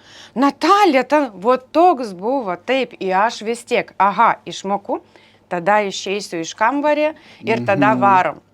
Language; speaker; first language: Lithuanian; non-native, learner; Ukrainian